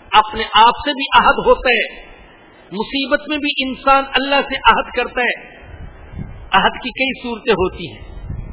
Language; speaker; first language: Urdu; non-native, local second language; Punjabi